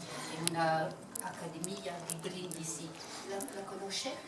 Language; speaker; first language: Italian; non-native, fluent; French